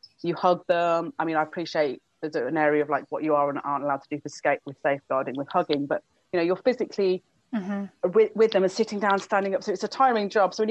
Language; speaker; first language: English; native; English